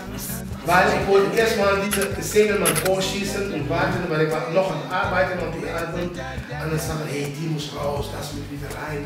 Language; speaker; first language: German; non-native, fluent; Papiamento